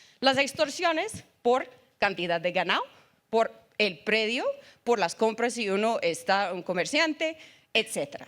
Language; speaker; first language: Spanish; non-native, fluent; English